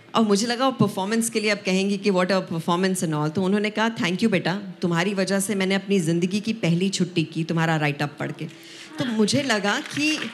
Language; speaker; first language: Hindi; non-native, local second language; Punjabi